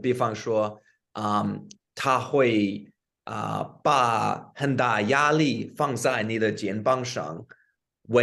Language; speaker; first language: Chinese; non-native, fluent; English